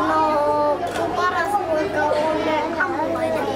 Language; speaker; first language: Finnish; early bilingual, heritage; Finnish